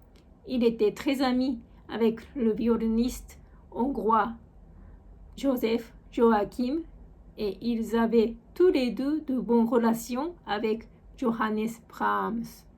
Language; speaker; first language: French; non-native, fluent; Japanese